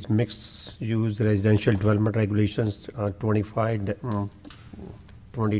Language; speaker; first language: English; non-native, local second language; Punjabi